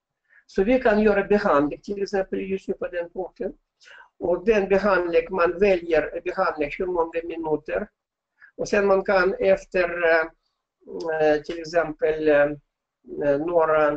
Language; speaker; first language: Swedish; non-native, fluent; Russian